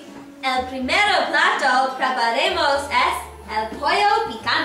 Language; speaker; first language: Spanish; non-native, learner; English